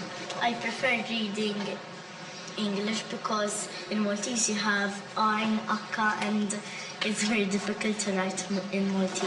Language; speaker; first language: English; non-native, local second language; Maltese